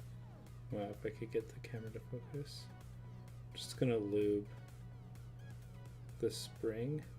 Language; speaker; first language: English; native; English